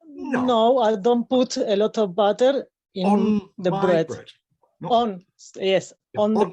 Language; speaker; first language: English; non-native, learner; Spanish